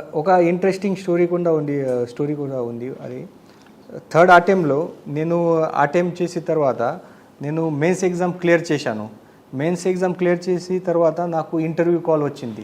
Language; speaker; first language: Telugu; non-native, fluent; Marathi